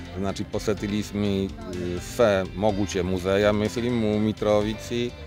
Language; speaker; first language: Serbian; non-native, learner; Polish